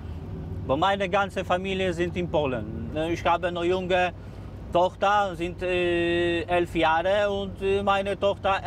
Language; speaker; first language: German; non-native, learner; Polish